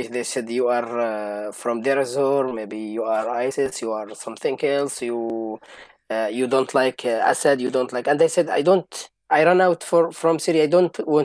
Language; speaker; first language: English; non-native, learner; Arabic